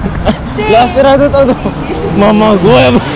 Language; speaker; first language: Spanish; non-native, learner; Filipino